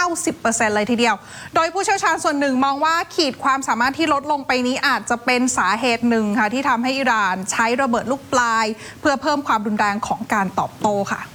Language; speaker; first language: Thai; native; Thai